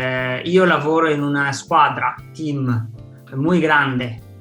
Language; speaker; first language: Italian; non-native, fluent; Spanish